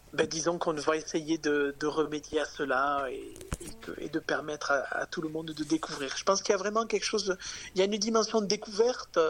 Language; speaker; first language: French; native; French